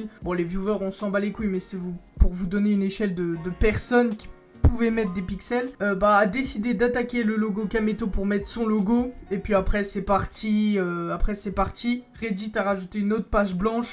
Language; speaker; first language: French; native; French